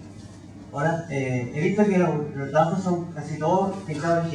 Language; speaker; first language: Spanish; native; Spanish